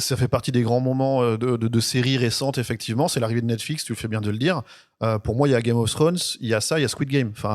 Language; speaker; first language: French; native; French